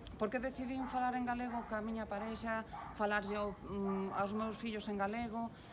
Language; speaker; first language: Galician; native; Galician